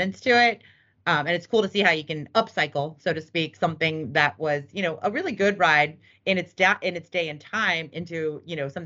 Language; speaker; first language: English; native; English